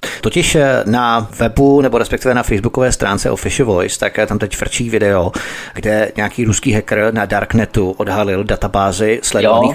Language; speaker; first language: Czech; native; Czech